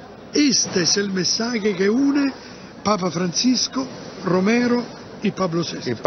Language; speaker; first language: Spanish; non-native, fluent; Italian